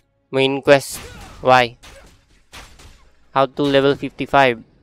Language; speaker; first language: English; non-native, local second language; Filipino